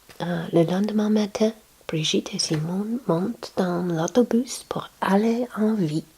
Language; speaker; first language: French; non-native, learner; English